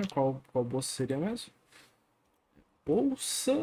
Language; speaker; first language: Portuguese; native; Portuguese